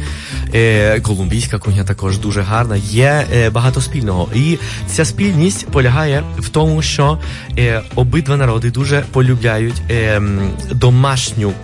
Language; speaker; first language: Ukrainian; non-native, fluent; Spanish